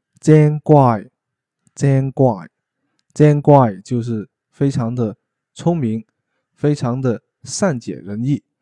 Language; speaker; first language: Chinese; non-native, local second language; Cantonese